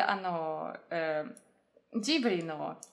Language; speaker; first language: Japanese; non-native, fluent; Russian